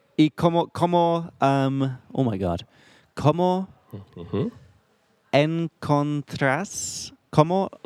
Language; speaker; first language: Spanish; non-native, learner; English